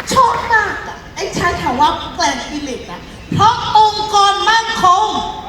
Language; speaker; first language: Thai; non-native, fluent; Burmese